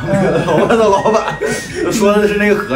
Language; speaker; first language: Chinese; native; Chinese